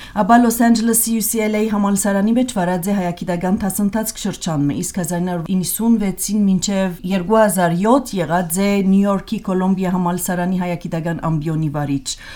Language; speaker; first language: Armenian; early bilingual, heritage; Armenian